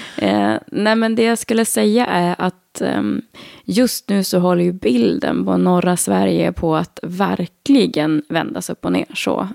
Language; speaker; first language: Swedish; native; Swedish